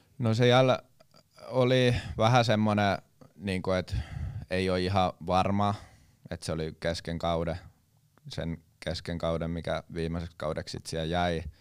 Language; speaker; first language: Finnish; native; Finnish